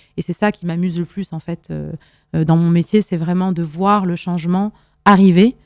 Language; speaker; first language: French; non-native, local second language; Arabic